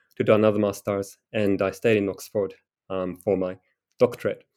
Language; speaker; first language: English; non-native, fluent; Japanese